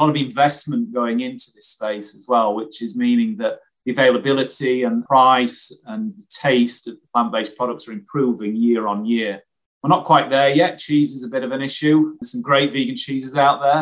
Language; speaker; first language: English; native; English